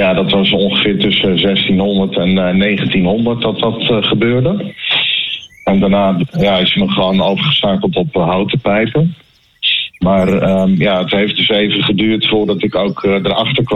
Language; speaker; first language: Dutch; native; Dutch